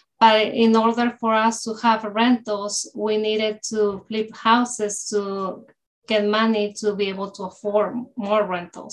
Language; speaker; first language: English; early bilingual, other home language; Spanish